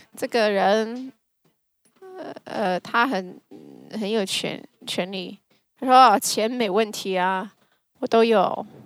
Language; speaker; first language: Chinese; early bilingual, heritage; Chinese